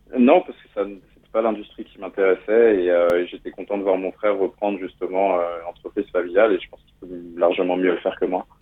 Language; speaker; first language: French; native; French